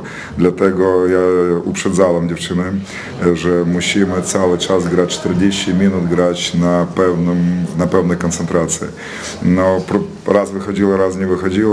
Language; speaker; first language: Polish; non-native, fluent; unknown